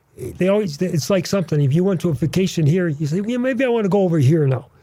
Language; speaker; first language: English; native; English